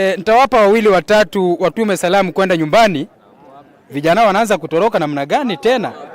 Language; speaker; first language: Swahili; non-native, local second language; Gusii